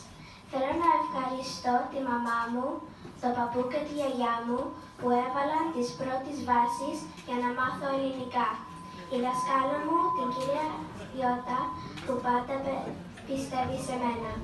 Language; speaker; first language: Greek; early bilingual, heritage; Greek